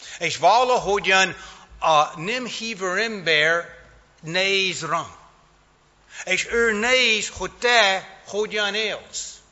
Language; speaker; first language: Hungarian; non-native, fluent; English